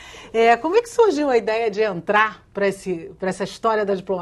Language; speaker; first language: Portuguese; native; Portuguese